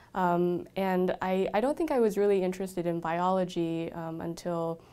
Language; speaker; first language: English; native; English